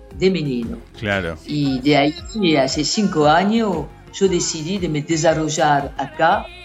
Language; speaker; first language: Spanish; non-native, learner; French